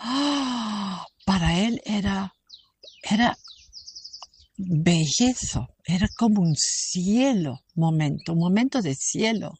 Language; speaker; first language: Spanish; non-native, fluent; German